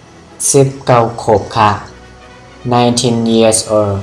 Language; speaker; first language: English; non-native, learner; Shan